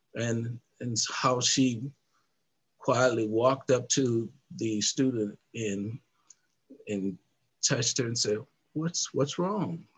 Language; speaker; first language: English; native; English